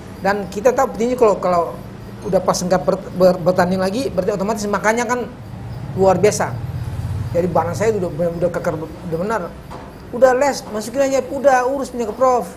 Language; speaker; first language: Indonesian; native; Indonesian